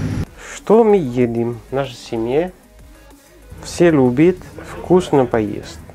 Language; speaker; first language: Russian; non-native, learner; French